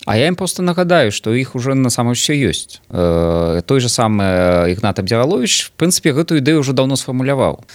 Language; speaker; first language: Belarusian; non-native, local second language; Russian